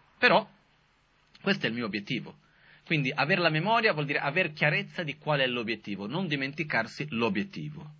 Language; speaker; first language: Italian; non-native, fluent; Portuguese